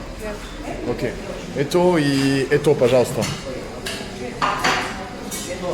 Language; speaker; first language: Russian; non-native, learner; French